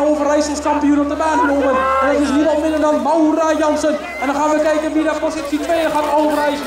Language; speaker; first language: Dutch; native; Dutch